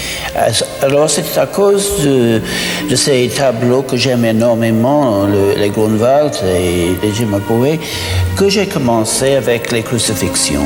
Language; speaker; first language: French; non-native, fluent; English